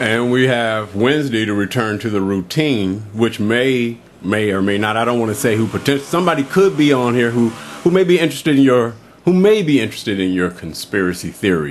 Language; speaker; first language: English; native; English